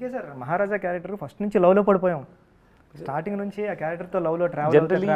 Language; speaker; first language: Telugu; native; Telugu